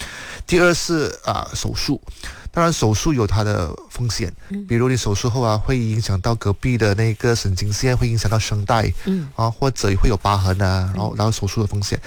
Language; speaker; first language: Chinese; native; Chinese